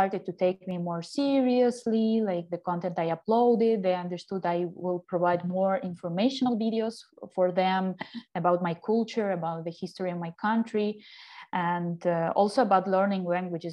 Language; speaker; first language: English; non-native, fluent; Ukrainian